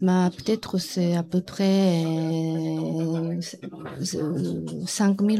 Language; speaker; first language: French; non-native, learner; Japanese